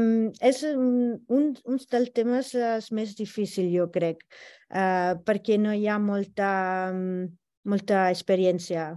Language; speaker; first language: Catalan; non-native, fluent; Italian